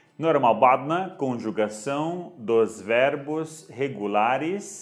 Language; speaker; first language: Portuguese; non-native, fluent; Arabic